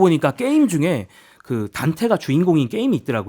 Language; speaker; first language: Korean; native; Korean